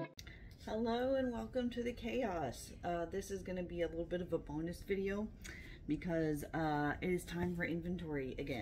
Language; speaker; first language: English; native; English